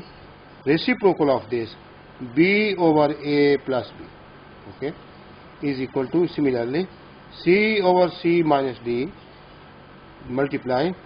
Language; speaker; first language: English; non-native, local second language; Urdu